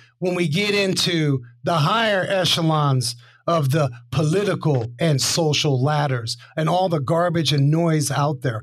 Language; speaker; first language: English; native; English